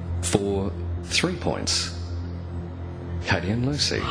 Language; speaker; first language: English; native; English